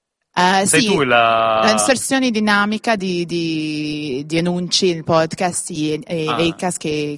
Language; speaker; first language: Italian; non-native, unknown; English